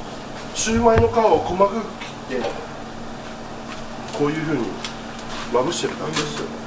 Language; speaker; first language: Japanese; native; Japanese